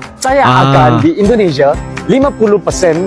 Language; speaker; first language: Indonesian; non-native, learner; English